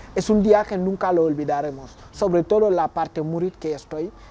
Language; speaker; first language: Spanish; non-native, fluent; Wolof